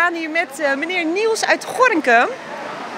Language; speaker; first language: Dutch; native; Dutch